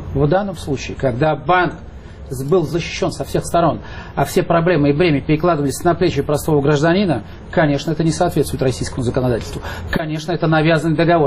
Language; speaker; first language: Russian; native; Russian